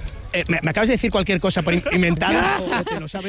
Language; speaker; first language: Spanish; native; Spanish